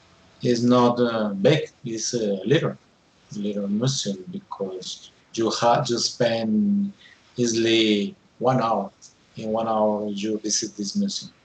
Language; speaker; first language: English; non-native, learner; Spanish